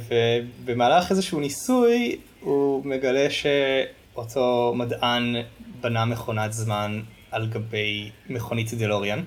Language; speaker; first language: Hebrew; native; Hebrew